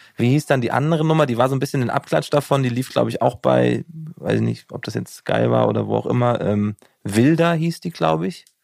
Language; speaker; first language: German; native; German